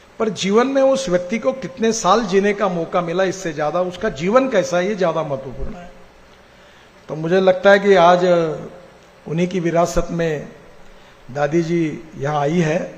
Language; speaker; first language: Hindi; non-native, local second language; Marathi